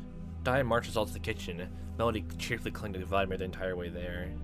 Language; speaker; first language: English; native; English